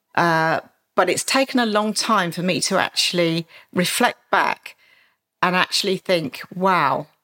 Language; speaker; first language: English; native; English